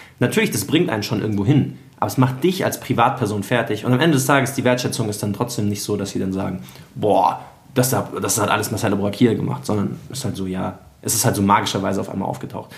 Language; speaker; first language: German; early bilingual, other home language; Arabic